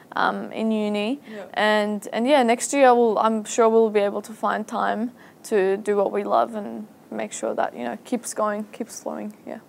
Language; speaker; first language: English; early bilingual, other home language; Arabic